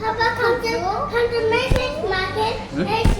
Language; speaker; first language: German; early bilingual, heritage; Amharic